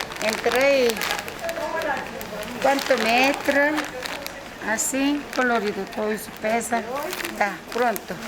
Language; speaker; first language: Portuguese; non-native, learner; Korean